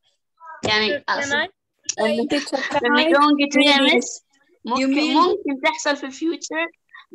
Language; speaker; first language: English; non-native, learner; Arabic